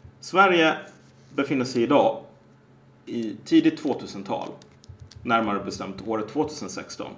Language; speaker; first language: Swedish; native; Swedish